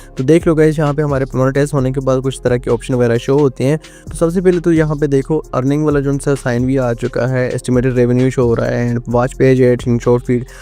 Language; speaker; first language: Urdu; non-native, local second language; Northern Hindko